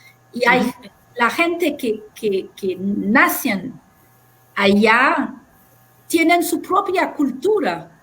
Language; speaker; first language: Spanish; non-native, fluent; French